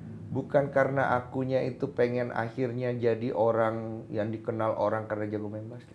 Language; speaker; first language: Indonesian; native; Indonesian